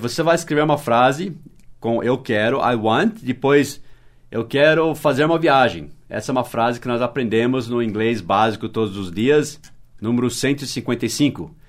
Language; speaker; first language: Portuguese; non-native, fluent; English